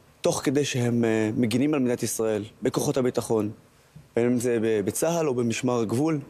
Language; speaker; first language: Hebrew; non-native, local second language; Arabic